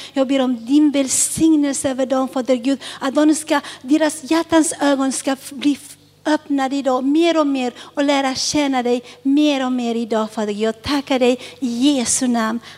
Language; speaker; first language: Swedish; early bilingual, other home language; Spanish